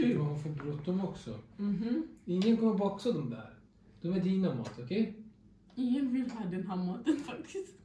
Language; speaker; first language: Swedish; early bilingual, other home language; Turkish